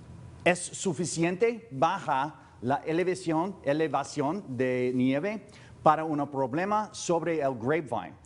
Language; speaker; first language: Spanish; non-native, learner; English